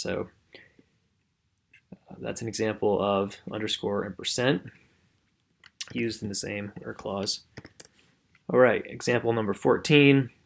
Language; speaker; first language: English; native; English